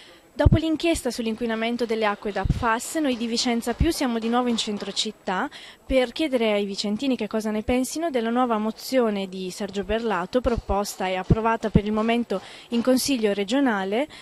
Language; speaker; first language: Italian; native; Italian